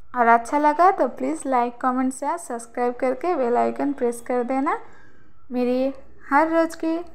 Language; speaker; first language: Hindi; non-native, local second language; Bangla